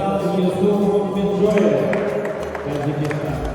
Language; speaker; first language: Russian; native; Russian